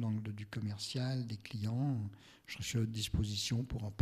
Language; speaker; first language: French; native; French